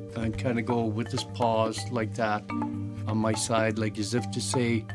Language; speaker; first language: English; native; English